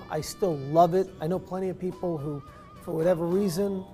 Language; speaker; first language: English; native; English